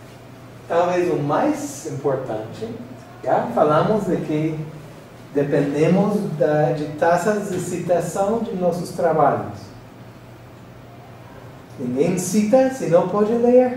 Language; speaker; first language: Portuguese; non-native, learner; English